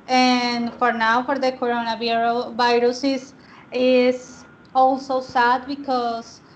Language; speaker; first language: English; non-native, learner; Spanish